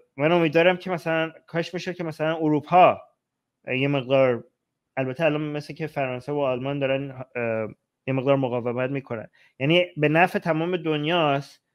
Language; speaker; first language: Persian; native; Persian